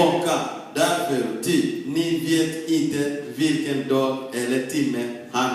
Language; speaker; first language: Swedish; non-native, fluent; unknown